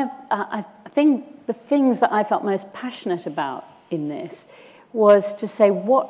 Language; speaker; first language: English; native; English